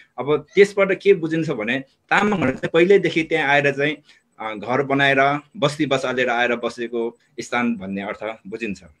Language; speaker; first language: Nepali; non-native, local second language; Eastern Tamang